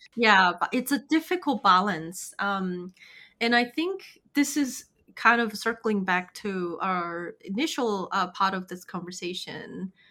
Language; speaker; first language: English; non-native, fluent; Korean